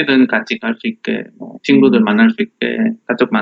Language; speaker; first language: Korean; non-native, learner; Spanish